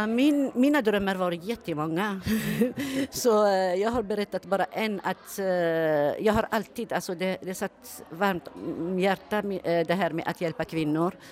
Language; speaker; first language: Swedish; non-native, fluent; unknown